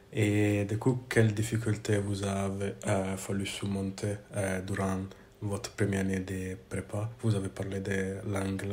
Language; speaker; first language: French; non-native, fluent; English